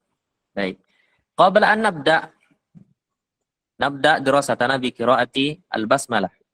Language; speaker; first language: Arabic; non-native, fluent; Indonesian